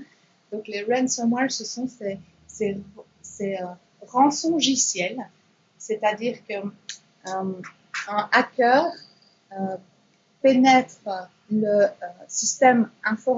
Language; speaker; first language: French; native; French